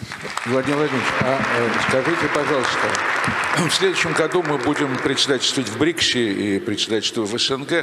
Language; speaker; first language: Russian; native; Russian